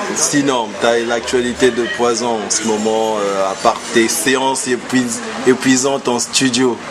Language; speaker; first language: French; native; French